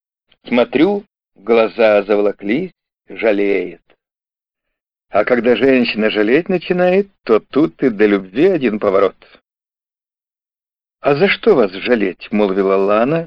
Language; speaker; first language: Russian; native; Russian